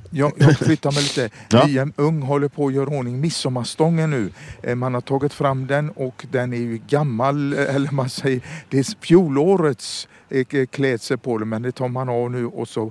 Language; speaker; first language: Swedish; native; Swedish